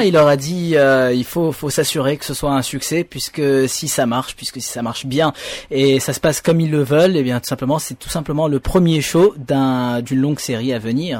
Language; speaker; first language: French; non-native, local second language; Arabic